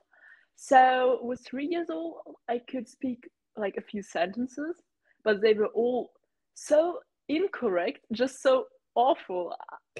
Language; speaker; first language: English; non-native, fluent; German